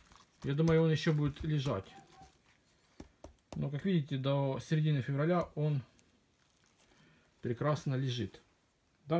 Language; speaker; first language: Russian; native; Russian